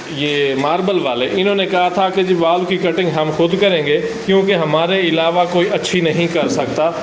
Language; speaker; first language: Urdu; non-native, local second language; Saraiki